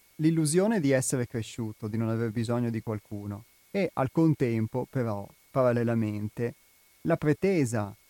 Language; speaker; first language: Italian; non-native, fluent; Albanian